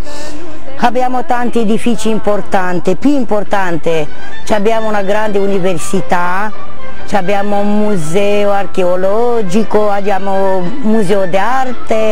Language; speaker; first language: Italian; non-native, learner; Romanian